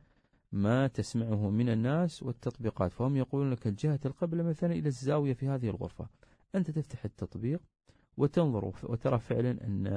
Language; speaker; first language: Arabic; native; Arabic